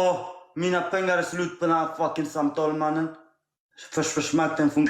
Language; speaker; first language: Swedish; non-native, learner; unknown